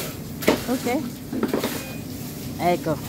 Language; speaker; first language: Italian; non-native, learner; Filipino